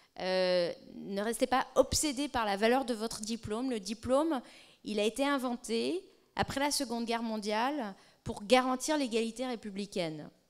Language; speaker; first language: French; native; French